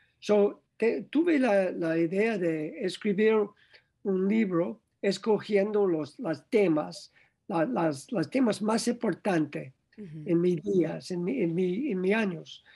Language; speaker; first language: Spanish; non-native, learner; English